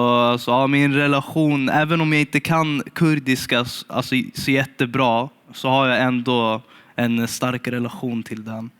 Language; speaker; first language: Swedish; early bilingual, other home language; Kurdish